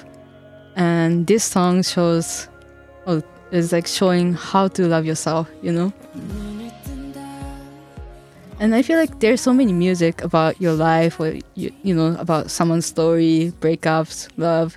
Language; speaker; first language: English; non-native, fluent; Japanese